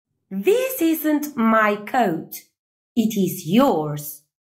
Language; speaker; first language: English; non-native, fluent; Spanish